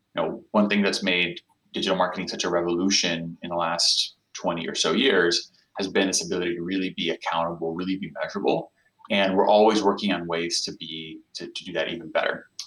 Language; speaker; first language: English; non-native, fluent; Portuguese